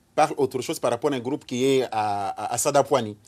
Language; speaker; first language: French; non-native, local second language; Ngazidja Comorian